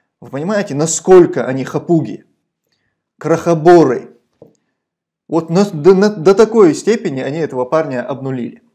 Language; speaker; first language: Russian; non-native, local second language; Chechen